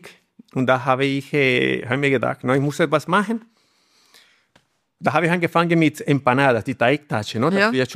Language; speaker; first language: German; non-native, learner; Spanish